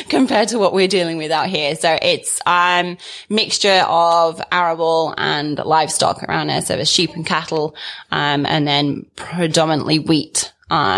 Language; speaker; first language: English; native; English